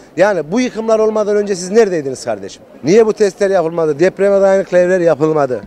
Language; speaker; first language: Turkish; native; Turkish